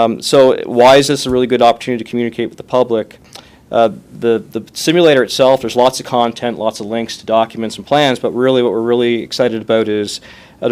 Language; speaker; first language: English; native; English